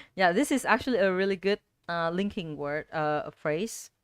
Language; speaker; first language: English; non-native, fluent; Vietnamese